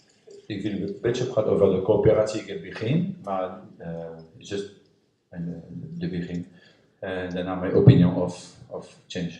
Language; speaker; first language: Dutch; non-native, learner; French